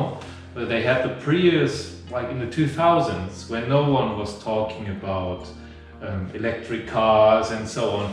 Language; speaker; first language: English; non-native, fluent; German